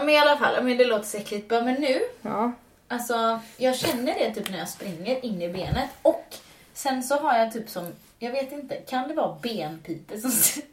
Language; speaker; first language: Swedish; native; Swedish